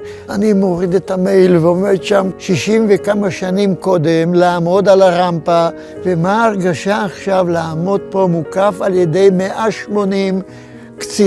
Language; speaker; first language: Hebrew; non-native, fluent; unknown